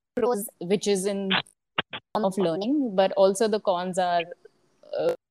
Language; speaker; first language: English; non-native, local second language; Gujarati